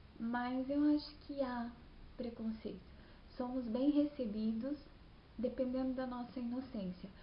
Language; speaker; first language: Portuguese; native; Portuguese